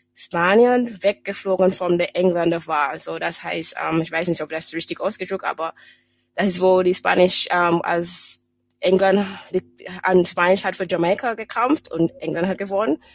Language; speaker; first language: German; non-native, learner; English